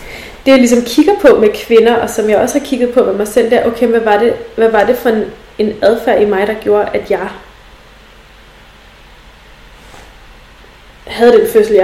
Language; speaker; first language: Danish; native; Danish